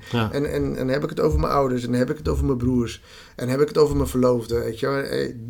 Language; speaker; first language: Dutch; early bilingual, other home language; Somali